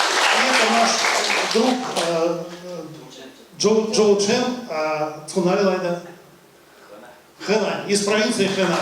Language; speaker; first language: Russian; native; Russian